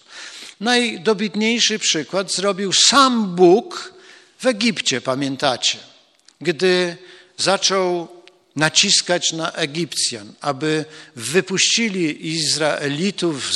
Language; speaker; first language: Polish; native; Polish